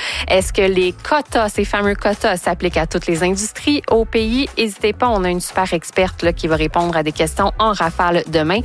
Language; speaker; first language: French; native; French